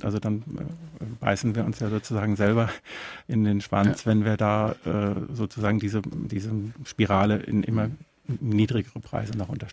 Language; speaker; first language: German; native; German